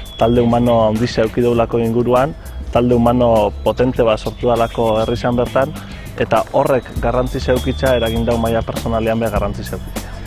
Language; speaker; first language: Basque; native; Basque